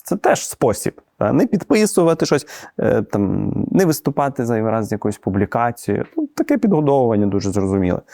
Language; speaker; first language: Ukrainian; native; Ukrainian